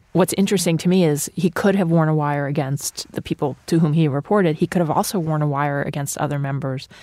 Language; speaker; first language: English; early bilingual, other home language; Ukrainian